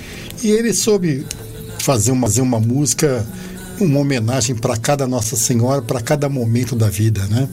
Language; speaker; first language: Portuguese; native; Portuguese